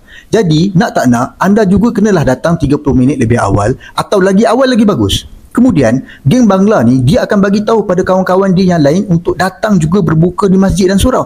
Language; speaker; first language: Malay; native; Malay